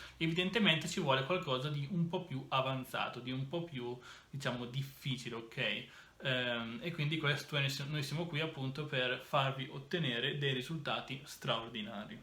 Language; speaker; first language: Italian; native; Italian